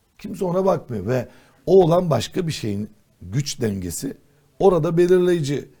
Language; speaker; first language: Turkish; non-native, local second language; Kurdish